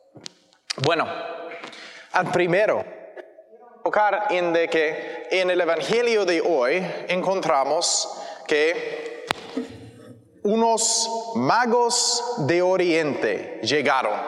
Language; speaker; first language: Spanish; non-native, learner; English